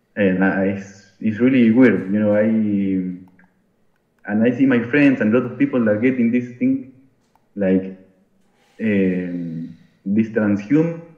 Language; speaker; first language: English; non-native, learner; Spanish